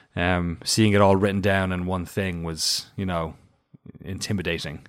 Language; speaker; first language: English; native; English